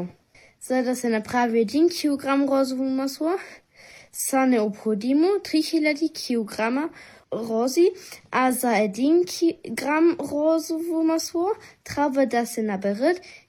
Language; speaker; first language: Bulgarian; early bilingual, heritage; Bulgarian